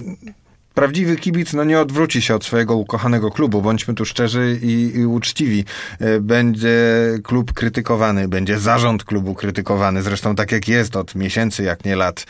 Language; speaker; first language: Polish; native; Polish